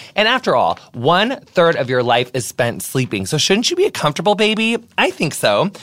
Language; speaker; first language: English; native; English